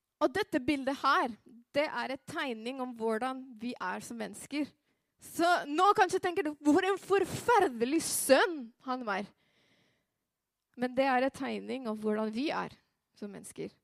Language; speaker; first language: Norwegian; non-native, fluent; Spanish